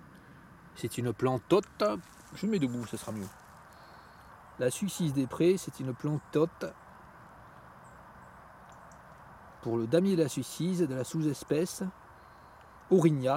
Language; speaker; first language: French; native; French